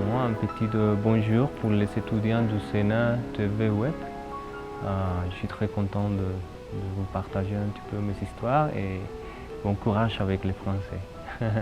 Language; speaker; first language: French; non-native, fluent; Spanish